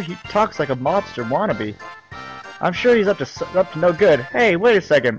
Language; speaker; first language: English; native; English